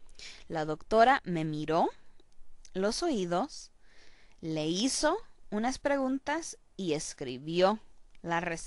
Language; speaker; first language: Spanish; non-native, learner; English